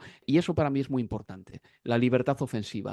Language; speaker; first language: Spanish; native; Spanish